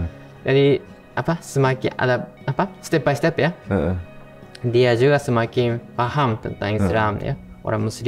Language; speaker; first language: Indonesian; non-native, fluent; Japanese